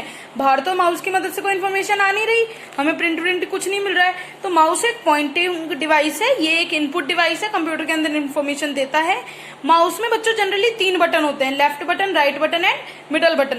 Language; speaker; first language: Hindi; native; Hindi